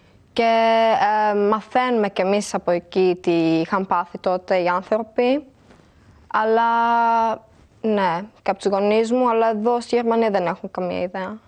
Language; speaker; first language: Greek; early bilingual, heritage; Greek